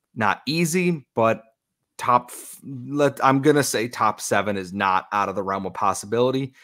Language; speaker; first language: English; native; English